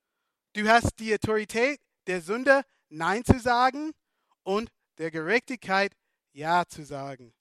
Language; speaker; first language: German; non-native, fluent; English